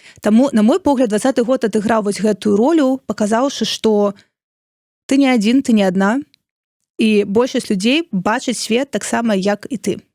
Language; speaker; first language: Belarusian; non-native, local second language; Russian